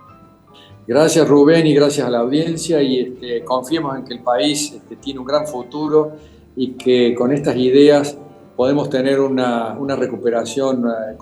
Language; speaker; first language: Spanish; native; Spanish